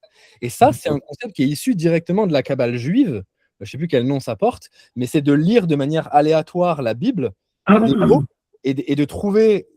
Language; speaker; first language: French; native; French